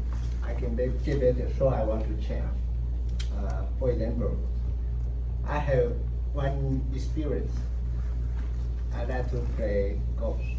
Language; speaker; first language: English; non-native, learner; Chinese